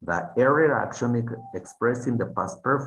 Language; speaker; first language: English; non-native, fluent; Spanish